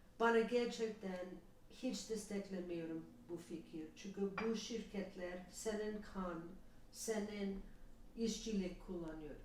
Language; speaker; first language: Turkish; non-native, learner; English